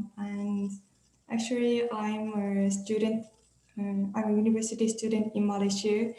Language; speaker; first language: English; non-native, learner; Japanese